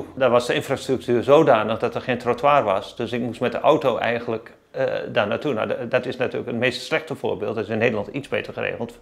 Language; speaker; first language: Dutch; native; Dutch